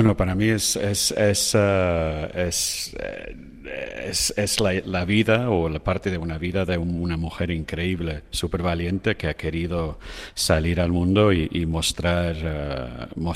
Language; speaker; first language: Spanish; non-native, fluent; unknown